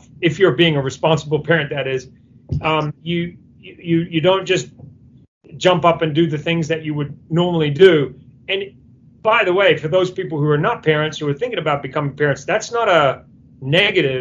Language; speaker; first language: English; native; English